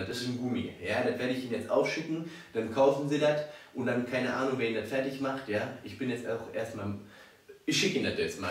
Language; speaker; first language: German; native; German